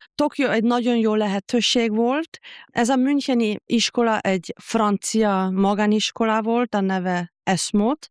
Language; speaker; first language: Hungarian; non-native, fluent; German